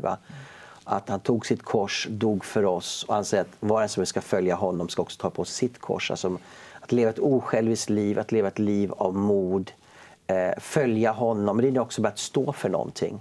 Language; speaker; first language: Swedish; native; Swedish